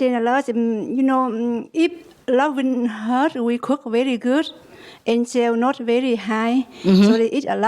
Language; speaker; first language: English; non-native, learner; Vietnamese